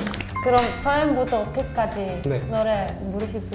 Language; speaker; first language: Korean; non-native, fluent; Polish